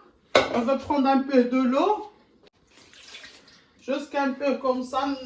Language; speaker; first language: French; non-native, learner; Arabic